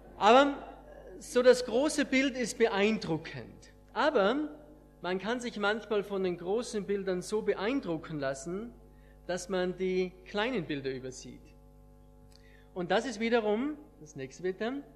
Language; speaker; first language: German; native; German